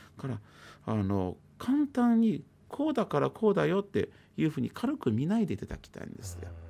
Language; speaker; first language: Japanese; native; Japanese